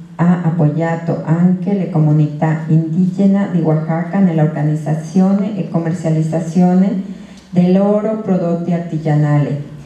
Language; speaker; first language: Italian; non-native, learner; Spanish